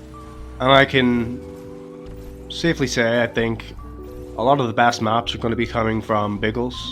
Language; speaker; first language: English; native; English